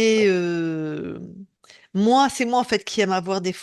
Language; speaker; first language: French; native; French